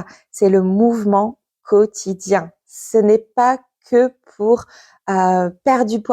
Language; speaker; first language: French; native; French